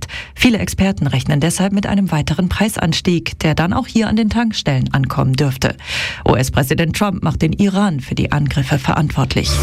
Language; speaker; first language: German; native; German